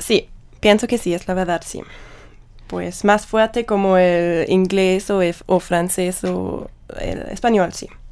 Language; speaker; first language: Spanish; non-native, learner; German